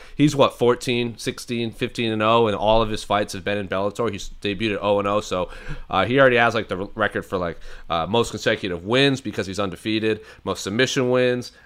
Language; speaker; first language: English; native; English